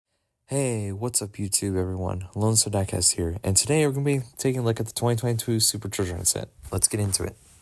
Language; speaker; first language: English; native; English